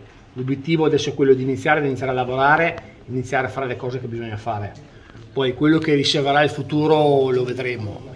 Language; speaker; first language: Italian; native; Italian